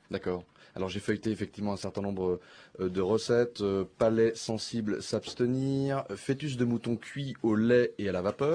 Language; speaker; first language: French; native; French